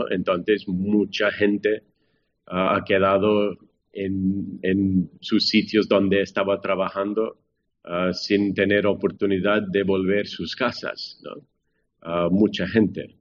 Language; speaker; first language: Spanish; non-native, fluent; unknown